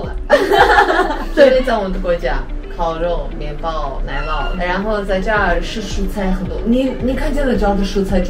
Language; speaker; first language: Chinese; non-native, fluent; Armenian